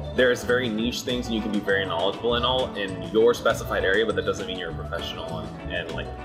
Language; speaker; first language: English; native; English